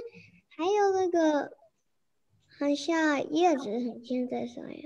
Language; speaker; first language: Chinese; early bilingual, heritage; English